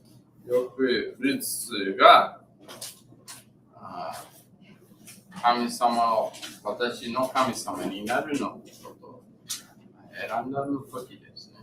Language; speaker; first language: Japanese; non-native, learner; English